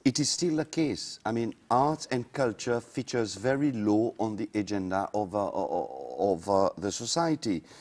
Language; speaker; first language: English; non-native, local second language; Seselwa Creole French